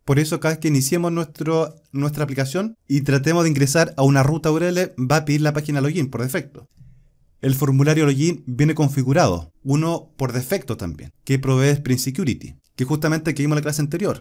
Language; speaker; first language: Spanish; native; Spanish